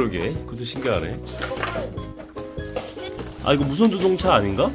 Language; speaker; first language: Korean; native; Korean